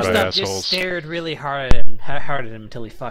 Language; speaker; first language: English; native; English